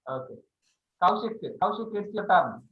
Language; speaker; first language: English; non-native, local second language; Telugu